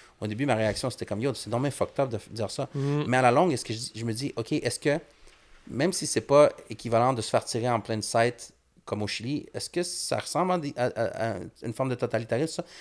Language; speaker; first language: French; early bilingual, other home language; Spanish